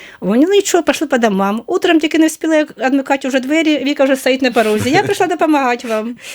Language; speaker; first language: Ukrainian; native; Ukrainian